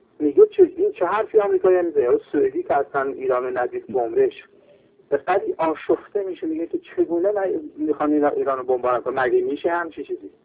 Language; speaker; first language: Persian; native; Persian